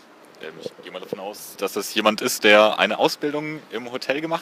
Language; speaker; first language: German; native; German